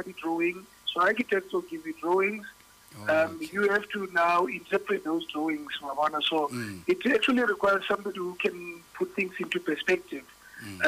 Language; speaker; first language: English; non-native, local second language; Southern Sotho